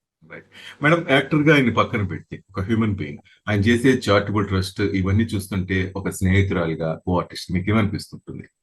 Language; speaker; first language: Telugu; native; Telugu